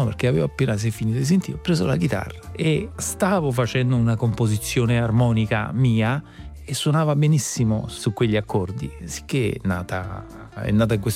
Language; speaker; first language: Italian; native; Italian